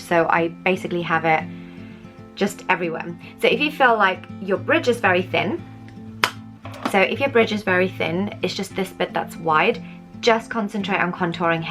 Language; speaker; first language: English; native; English